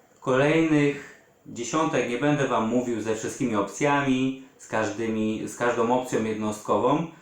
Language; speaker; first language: Polish; native; Polish